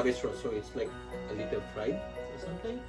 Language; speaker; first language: English; non-native, local second language; Filipino